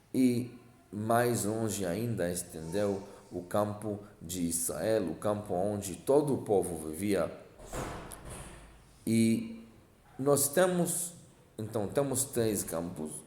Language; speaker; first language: Portuguese; non-native, fluent; Hebrew